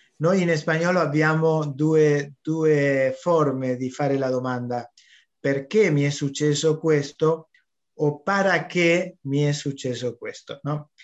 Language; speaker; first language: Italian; non-native, fluent; Spanish